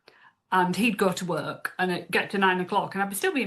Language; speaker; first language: English; native; English